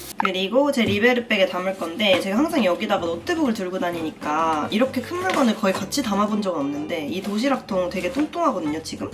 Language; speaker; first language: Korean; native; Korean